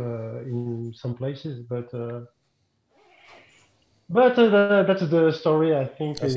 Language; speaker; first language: English; non-native, fluent; French